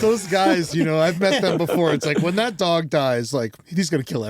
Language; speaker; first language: English; native; English